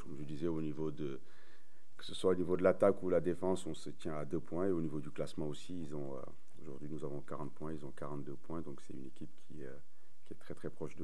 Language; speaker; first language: French; native; French